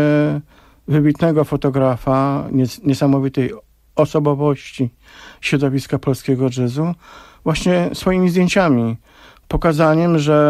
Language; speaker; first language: Polish; native; Polish